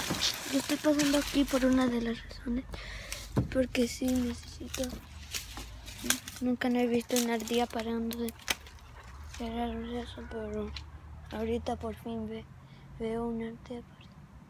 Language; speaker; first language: Spanish; early bilingual, heritage; Spanish